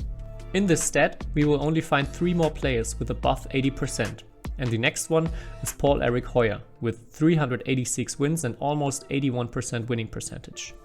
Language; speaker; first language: English; non-native, fluent; German